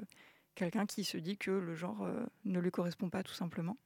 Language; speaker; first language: French; native; French